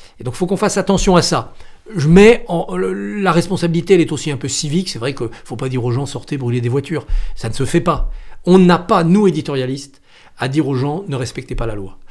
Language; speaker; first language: French; native; French